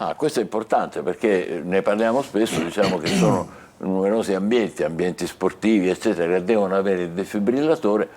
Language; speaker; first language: Italian; native; Italian